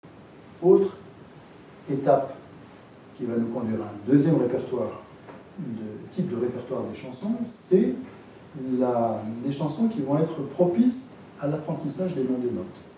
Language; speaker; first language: French; native; French